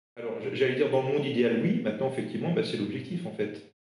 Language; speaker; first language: French; non-native, local second language; Swiss German